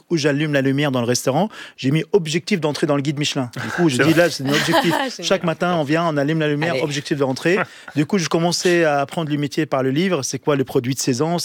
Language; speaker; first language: French; non-native, local second language; Arabic